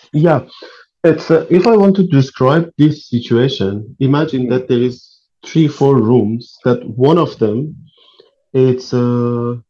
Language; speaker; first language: English; non-native, fluent; Persian